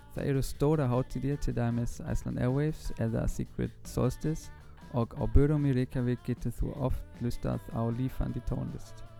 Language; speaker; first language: Icelandic; non-native, learner; German